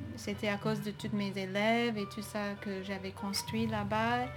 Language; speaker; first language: French; non-native, fluent; English